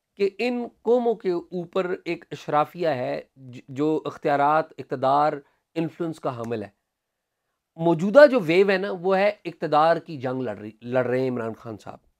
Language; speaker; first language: Urdu; non-native, local second language; Punjabi